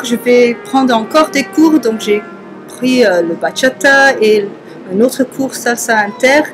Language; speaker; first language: French; non-native, fluent; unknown